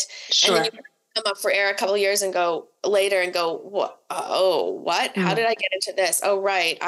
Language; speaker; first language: English; native; English